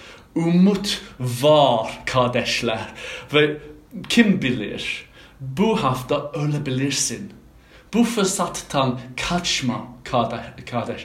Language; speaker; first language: Turkish; non-native, fluent; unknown